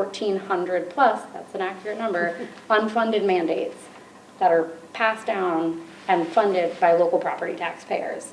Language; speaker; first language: English; native; English